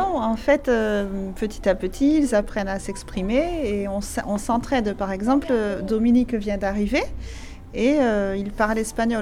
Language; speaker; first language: French; native; French